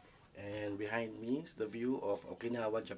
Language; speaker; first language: English; non-native, local second language; Filipino